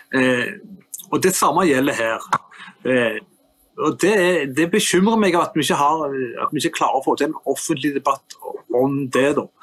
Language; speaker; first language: Norwegian; native; Norwegian